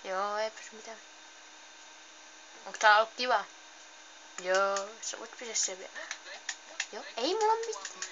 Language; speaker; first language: Finnish; native; Finnish